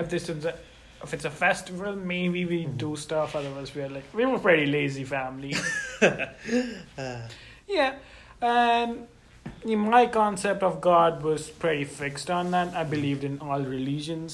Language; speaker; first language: English; non-native, local second language; Telugu